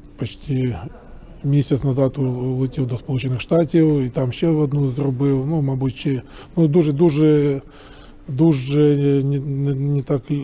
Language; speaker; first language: Ukrainian; non-native, local second language; Russian